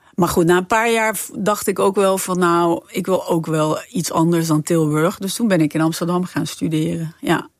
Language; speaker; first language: Dutch; non-native, fluent; French